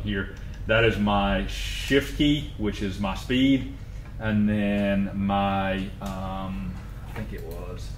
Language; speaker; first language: English; native; English